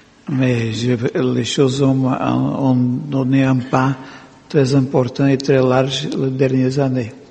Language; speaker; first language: French; non-native, fluent; Portuguese